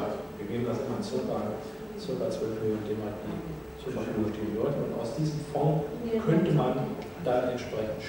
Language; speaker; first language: German; native; German